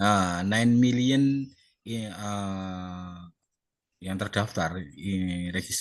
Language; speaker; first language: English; non-native, learner; Indonesian